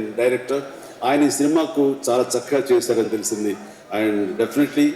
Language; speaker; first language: Telugu; native; Telugu